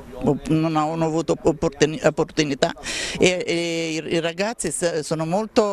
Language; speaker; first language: Italian; non-native, fluent; Ukrainian